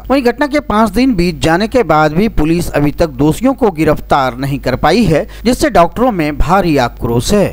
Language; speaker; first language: Hindi; native; Hindi